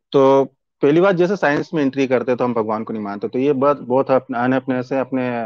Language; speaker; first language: Hindi; native; Hindi